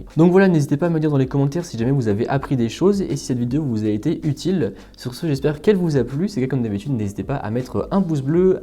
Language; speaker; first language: French; native; French